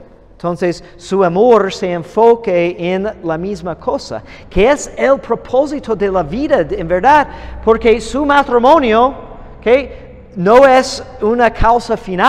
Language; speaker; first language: Spanish; non-native, fluent; English